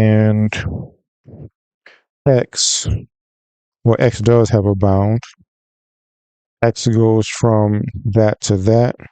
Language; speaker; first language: English; native; English